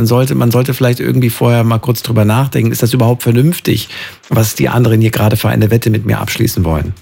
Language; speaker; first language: German; native; German